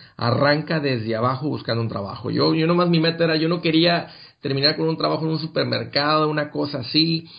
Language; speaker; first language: Spanish; native; Spanish